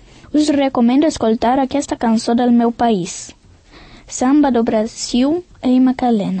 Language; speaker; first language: Catalan; early bilingual, other home language; Portuguese